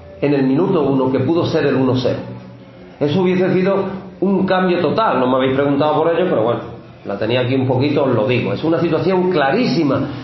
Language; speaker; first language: Spanish; native; Spanish